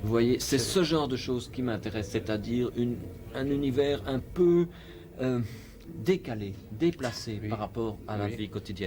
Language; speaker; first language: French; native; French